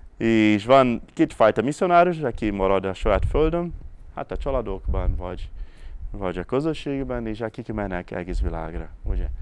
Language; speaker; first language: Hungarian; non-native, fluent; Portuguese